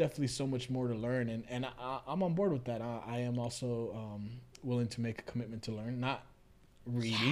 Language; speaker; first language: English; early bilingual, other home language; Spanish